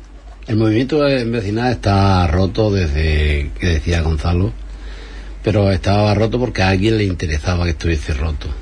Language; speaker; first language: Spanish; native; Spanish